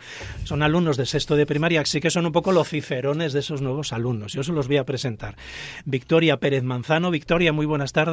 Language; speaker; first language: Spanish; native; Spanish